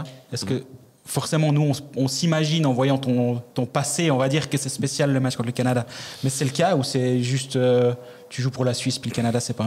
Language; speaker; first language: French; native; French